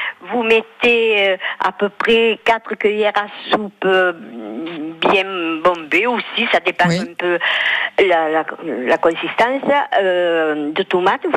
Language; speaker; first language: French; native; French